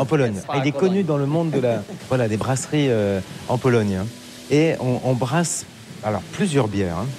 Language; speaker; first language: French; native; French